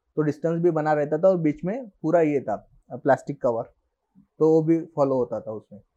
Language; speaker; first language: Hindi; non-native, local second language; Marathi